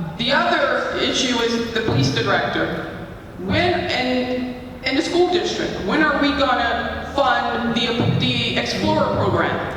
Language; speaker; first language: English; native; English